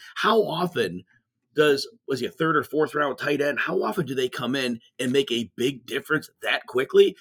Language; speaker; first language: English; native; English